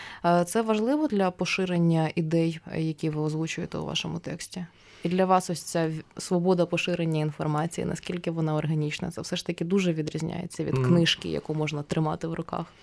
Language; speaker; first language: Ukrainian; native; Ukrainian